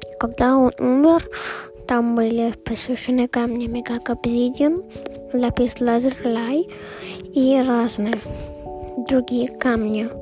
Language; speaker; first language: Russian; early bilingual, heritage; Russian